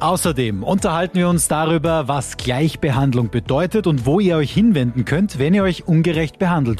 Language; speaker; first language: German; native; German